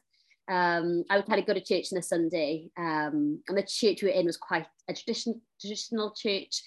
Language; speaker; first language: English; native; English